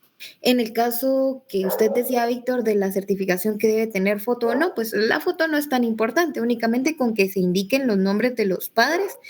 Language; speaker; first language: Spanish; native; Spanish